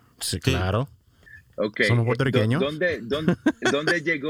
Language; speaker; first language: Spanish; early bilingual, heritage; Spanish